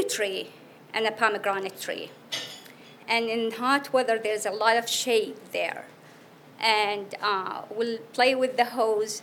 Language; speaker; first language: English; non-native, fluent; Arabic